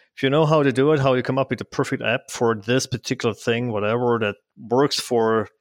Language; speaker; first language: English; non-native, fluent; Swiss German